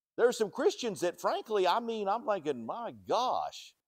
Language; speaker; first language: English; native; English